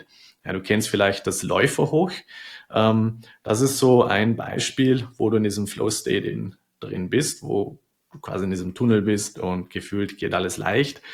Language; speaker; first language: German; native; German